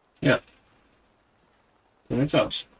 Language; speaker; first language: German; native; German